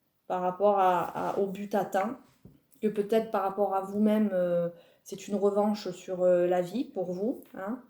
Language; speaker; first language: French; native; French